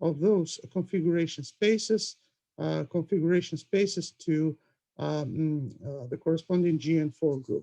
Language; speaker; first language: English; non-native, fluent; Russian